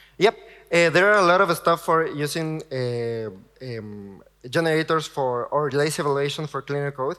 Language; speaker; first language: English; non-native, fluent; Spanish